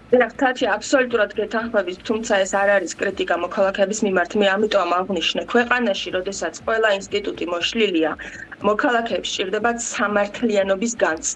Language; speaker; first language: Georgian; native; Georgian